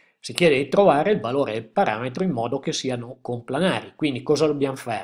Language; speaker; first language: Italian; native; Italian